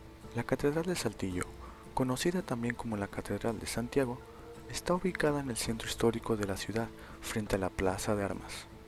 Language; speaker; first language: Spanish; native; Spanish